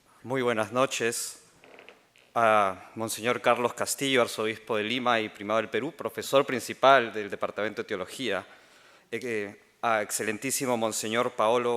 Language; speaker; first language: Spanish; native; Spanish